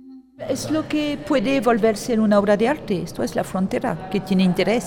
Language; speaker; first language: Spanish; non-native, fluent; French